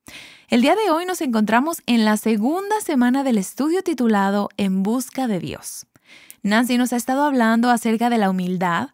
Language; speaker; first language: Spanish; native; Spanish